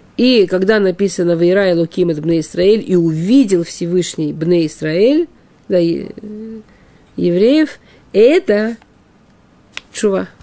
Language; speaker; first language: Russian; early bilingual, heritage; Russian